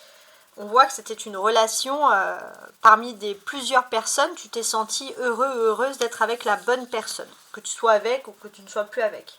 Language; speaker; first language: French; native; French